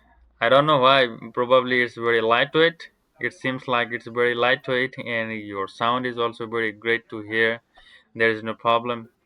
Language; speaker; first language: English; non-native, learner; Bangla